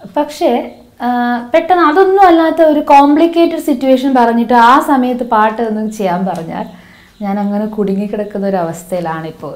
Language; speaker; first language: Malayalam; non-native, local second language; Hindi